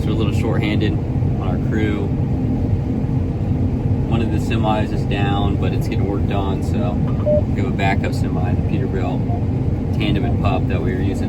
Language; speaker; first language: English; native; English